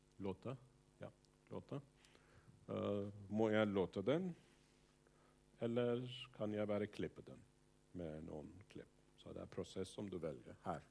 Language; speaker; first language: Norwegian; non-native, fluent; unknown